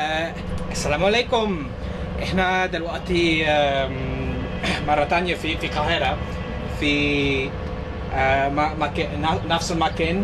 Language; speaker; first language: Arabic; non-native, learner; English